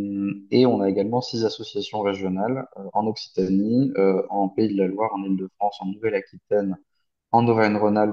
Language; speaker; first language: French; native; French